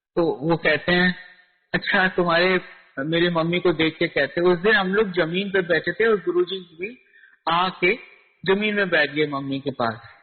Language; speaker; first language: Hindi; native; Hindi